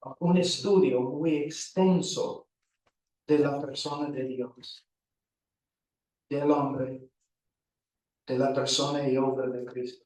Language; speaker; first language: Spanish; non-native, fluent; English